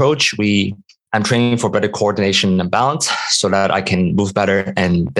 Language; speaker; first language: English; non-native, local second language; Cantonese